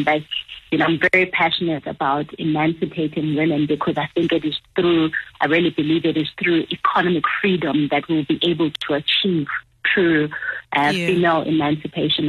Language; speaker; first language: English; non-native, local second language; Xhosa